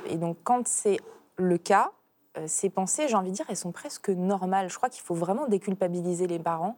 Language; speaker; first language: French; native; French